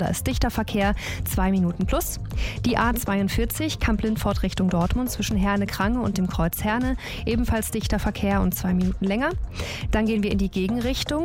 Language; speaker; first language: German; native; German